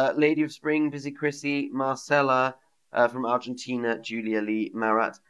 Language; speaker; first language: English; native; English